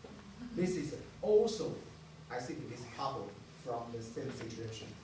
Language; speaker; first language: English; non-native, learner; Chinese